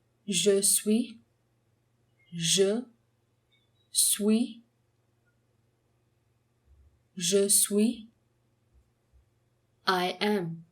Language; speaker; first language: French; non-native, fluent; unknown